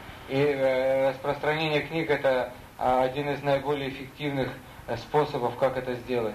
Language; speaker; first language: Russian; native; Russian